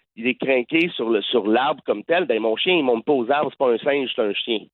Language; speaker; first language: French; native; French